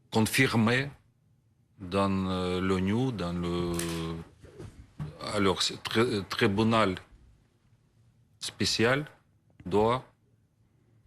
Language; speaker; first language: French; non-native, learner; Ukrainian